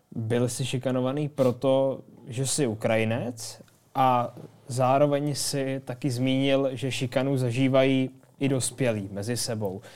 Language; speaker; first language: Czech; native; Czech